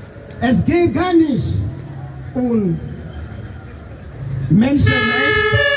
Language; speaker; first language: German; non-native, fluent; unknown